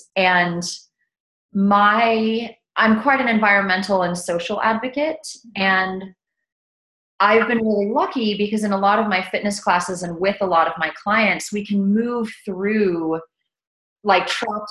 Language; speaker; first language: English; native; English